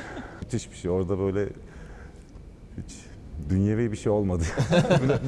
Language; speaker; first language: Turkish; native; Turkish